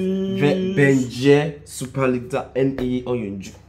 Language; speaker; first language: Turkish; non-native, learner; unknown